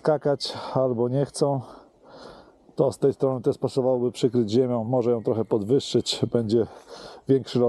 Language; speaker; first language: Polish; native; Polish